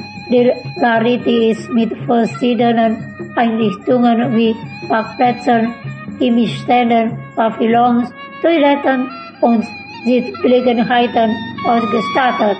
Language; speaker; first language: German; non-native, fluent; Indonesian